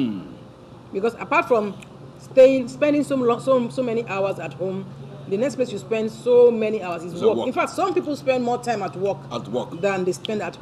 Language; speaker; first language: English; non-native, local second language; Yoruba